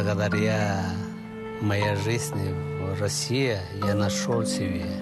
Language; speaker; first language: Russian; non-native, fluent; Chinese